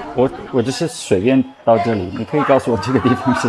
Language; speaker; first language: Chinese; non-native, learner; English